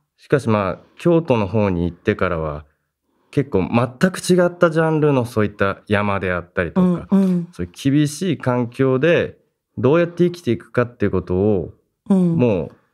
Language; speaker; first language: Japanese; native; Japanese